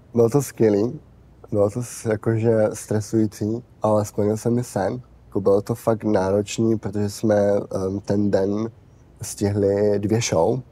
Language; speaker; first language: Czech; early bilingual, heritage; Czech